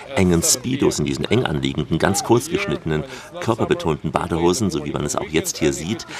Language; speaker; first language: German; native; German